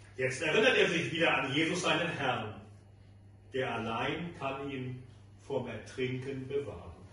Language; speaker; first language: German; native; German